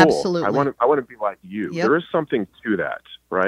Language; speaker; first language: English; native; English